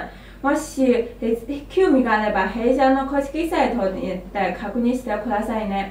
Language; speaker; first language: Japanese; non-native, learner; Chinese